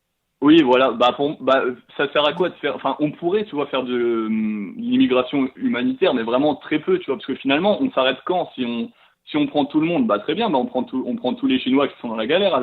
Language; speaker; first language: French; native; French